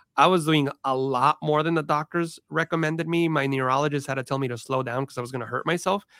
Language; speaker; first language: English; early bilingual, other home language; Spanish